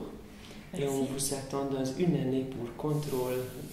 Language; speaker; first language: French; non-native, fluent; Hungarian